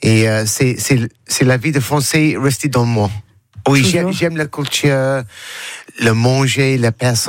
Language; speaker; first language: French; non-native, learner; English